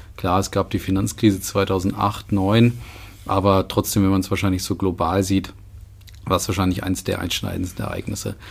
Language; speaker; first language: German; native; German